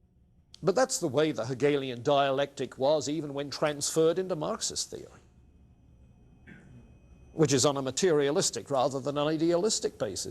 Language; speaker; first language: English; native; English